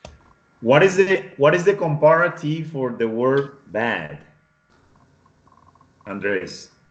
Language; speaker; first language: English; non-native, fluent; Spanish